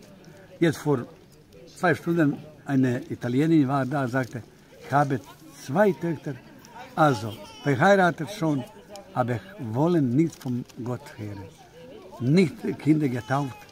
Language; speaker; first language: German; non-native, fluent; Croatian